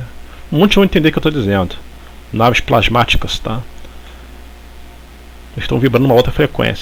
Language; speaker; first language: Portuguese; native; Portuguese